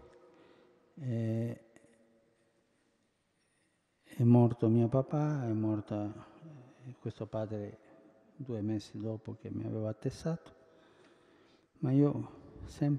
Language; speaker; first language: Italian; early bilingual, heritage; Spanish